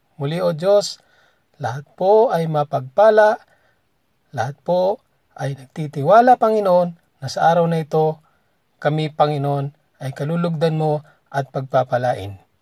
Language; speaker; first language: Filipino; native; Filipino